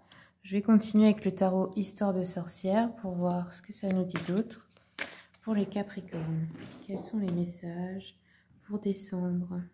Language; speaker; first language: French; native; French